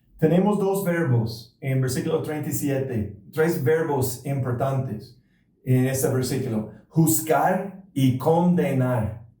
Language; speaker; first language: Spanish; non-native, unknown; English